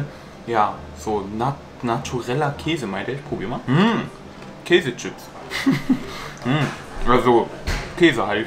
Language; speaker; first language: German; native; German